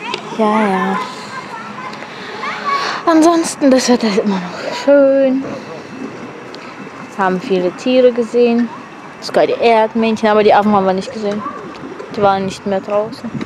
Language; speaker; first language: German; native; German